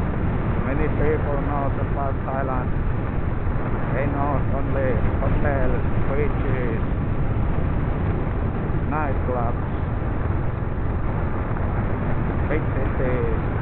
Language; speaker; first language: English; non-native, learner; Finnish